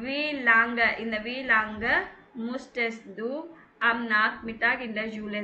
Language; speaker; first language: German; non-native, fluent; Tamil